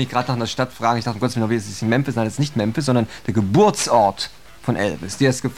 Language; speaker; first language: German; native; German